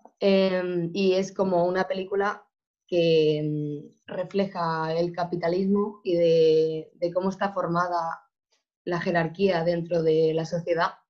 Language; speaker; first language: Spanish; native; Spanish